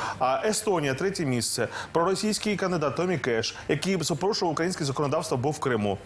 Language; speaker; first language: Ukrainian; native; Ukrainian